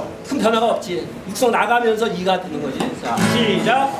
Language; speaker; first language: Korean; native; Korean